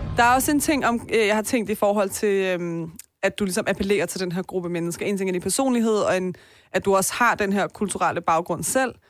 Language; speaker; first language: Danish; early bilingual, other home language; Persian